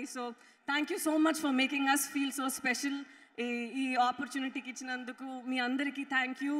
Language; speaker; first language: Telugu; non-native, fluent; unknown